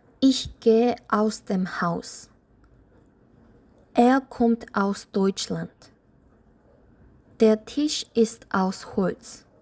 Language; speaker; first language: German; non-native, fluent; Korean